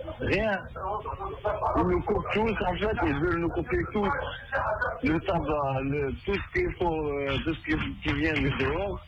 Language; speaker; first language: French; non-native, fluent; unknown